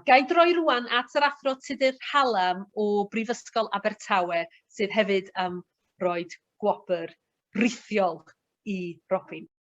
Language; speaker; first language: Welsh; native; Welsh